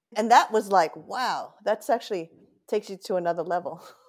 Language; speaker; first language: English; native; English